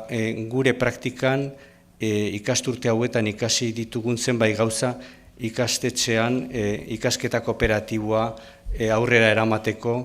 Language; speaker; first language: Basque; native; Basque